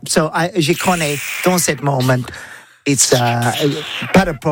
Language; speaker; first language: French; non-native, learner; English